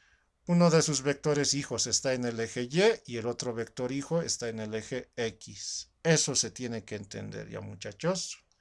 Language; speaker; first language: Spanish; native; Spanish